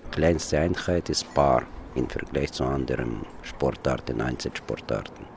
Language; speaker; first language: German; non-native, learner; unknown